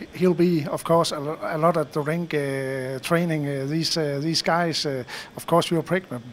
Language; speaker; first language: English; non-native, fluent; Danish